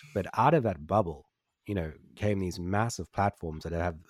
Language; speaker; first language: English; native; English